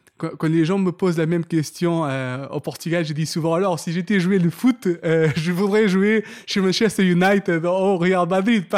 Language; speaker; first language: French; non-native, fluent; Portuguese